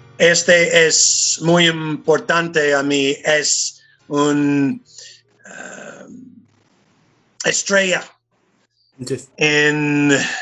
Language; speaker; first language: Spanish; non-native, learner; English